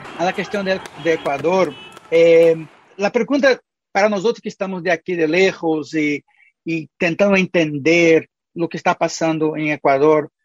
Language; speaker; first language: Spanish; non-native, fluent; Portuguese